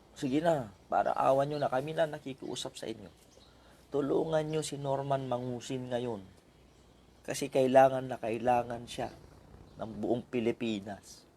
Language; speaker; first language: Filipino; non-native, local second language; Iloko